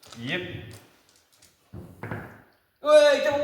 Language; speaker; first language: English; native; English